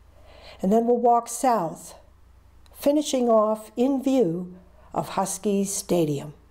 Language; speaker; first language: English; native; English